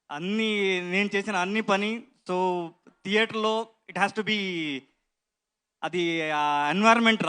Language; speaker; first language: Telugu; non-native, learner; Kannada